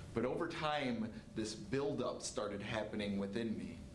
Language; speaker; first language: English; native; English